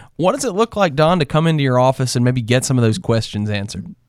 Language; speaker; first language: English; native; English